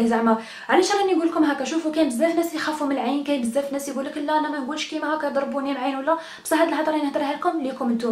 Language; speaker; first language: Arabic; native; Arabic